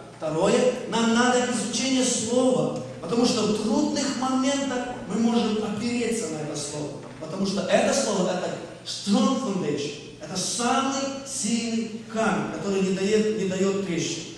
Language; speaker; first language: Russian; early bilingual, other home language; Ukrainian